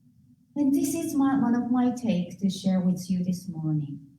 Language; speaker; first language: English; non-native, fluent; Japanese